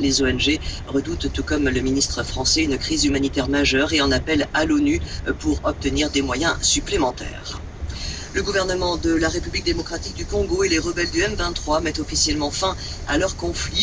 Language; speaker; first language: French; native; French